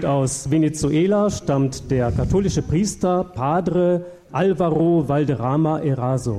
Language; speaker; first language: German; native; German